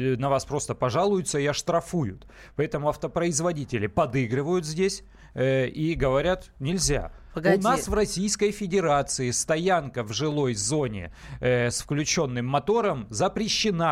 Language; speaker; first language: Russian; native; Russian